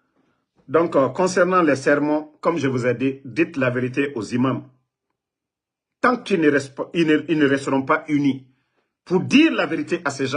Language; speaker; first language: French; non-native, local second language; Mandingo